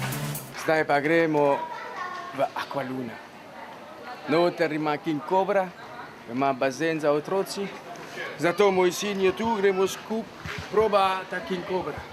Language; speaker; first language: Slovenian; non-native, learner; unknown